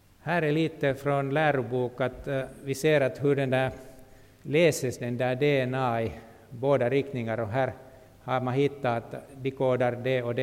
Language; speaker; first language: Swedish; non-native, local second language; Finnish